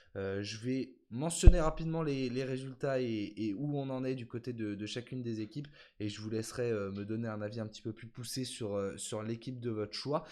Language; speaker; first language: French; native; French